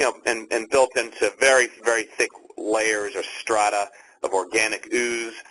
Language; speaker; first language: English; native; English